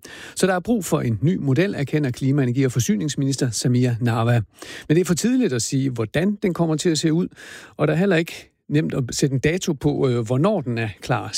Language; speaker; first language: Danish; native; Danish